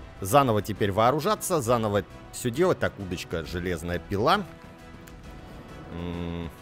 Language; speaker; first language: Russian; native; Russian